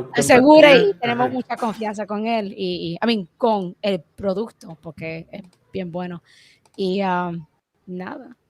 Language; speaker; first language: Spanish; early bilingual, heritage; English